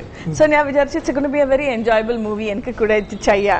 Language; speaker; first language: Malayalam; non-native, learner; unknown